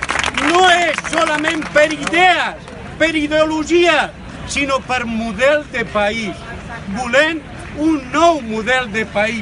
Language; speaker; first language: Catalan; non-native, local second language; Spanish